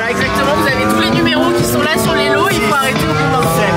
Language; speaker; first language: French; native; French